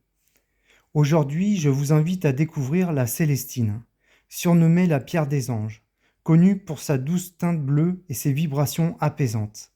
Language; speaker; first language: French; native; French